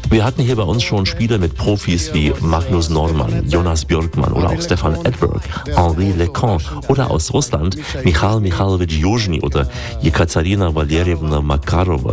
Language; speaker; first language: German; native; German